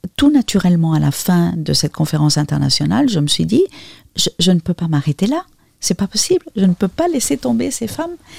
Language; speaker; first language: French; non-native, fluent; Spanish